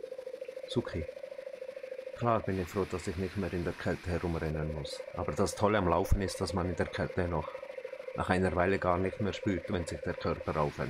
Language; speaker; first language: German; native; German